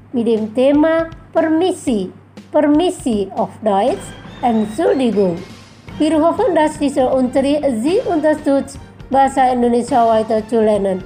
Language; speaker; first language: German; non-native, fluent; Indonesian